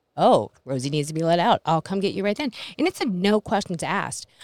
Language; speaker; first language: English; native; English